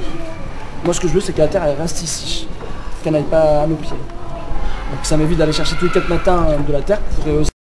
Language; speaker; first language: French; native; French